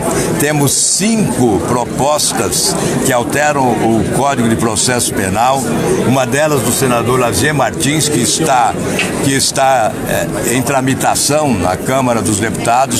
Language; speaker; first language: Portuguese; native; Portuguese